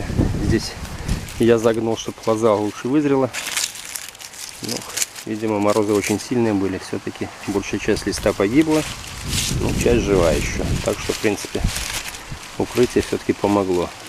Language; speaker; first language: Russian; native; Russian